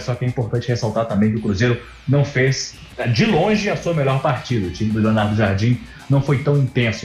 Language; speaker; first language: Portuguese; native; Portuguese